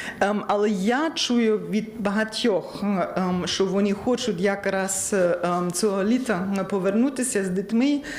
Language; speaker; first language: Ukrainian; non-native, learner; German